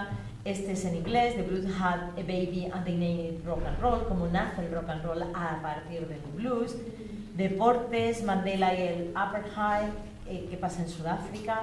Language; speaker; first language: Spanish; native; Spanish